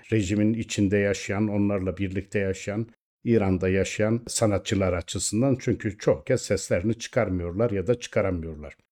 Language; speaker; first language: Turkish; native; Turkish